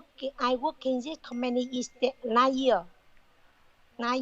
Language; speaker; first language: English; non-native, learner; Vietnamese